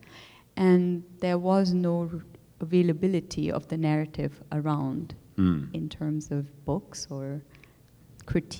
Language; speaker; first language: English; non-native, local second language; Urdu